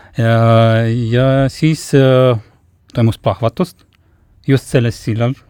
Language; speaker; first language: Estonian; non-native, local second language; Russian